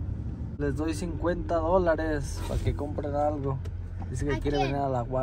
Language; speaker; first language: Spanish; native; Spanish